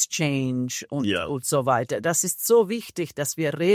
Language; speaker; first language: German; non-native, fluent; Finnish